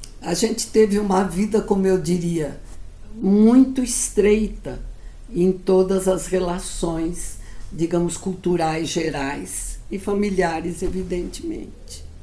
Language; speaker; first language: Portuguese; early bilingual, other home language; Yiddish